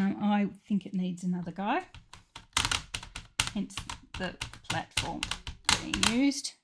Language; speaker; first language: English; native; English